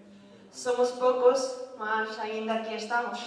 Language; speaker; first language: Portuguese; non-native, learner; Galician